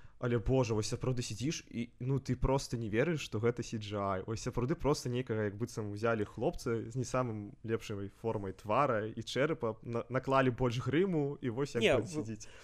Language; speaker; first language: Belarusian; non-native, local second language; Russian